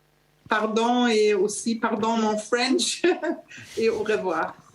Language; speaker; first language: French; non-native, fluent; German